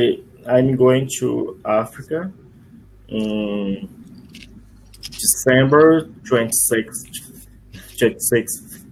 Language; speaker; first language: English; non-native, learner; Portuguese